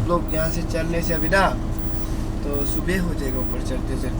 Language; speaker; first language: Hindi; non-native, local second language; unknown